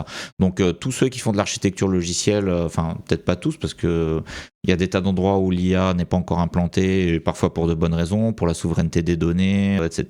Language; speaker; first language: French; native; French